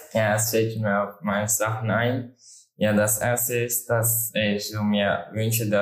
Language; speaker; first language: German; non-native, learner; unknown